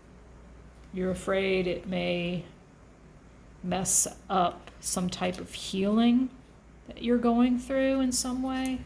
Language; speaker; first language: English; native; English